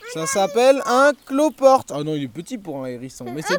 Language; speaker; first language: French; native; French